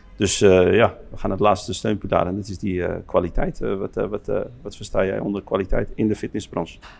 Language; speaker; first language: Dutch; early bilingual, other home language; Arabic